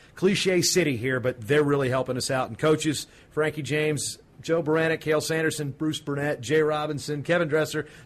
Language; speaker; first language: English; native; English